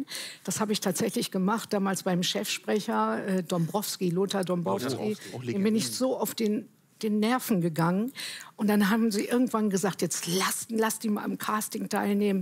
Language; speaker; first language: German; native; German